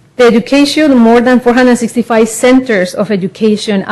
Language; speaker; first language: English; non-native, fluent; Spanish